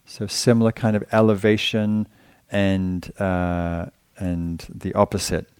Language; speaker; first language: English; native; English